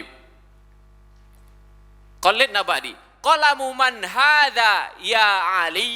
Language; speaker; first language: Arabic; non-native, fluent; Indonesian